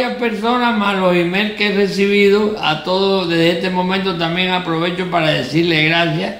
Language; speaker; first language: Spanish; native; Spanish